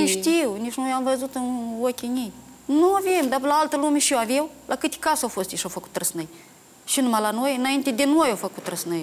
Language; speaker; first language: Romanian; native; Romanian